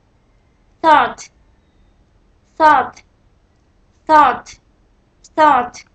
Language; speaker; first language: English; non-native, learner; Vietnamese